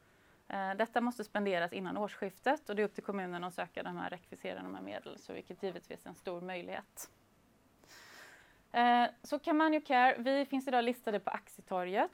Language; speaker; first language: Swedish; native; Swedish